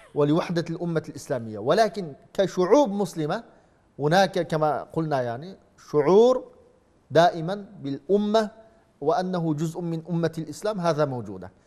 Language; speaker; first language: Arabic; non-native, fluent; Uyghur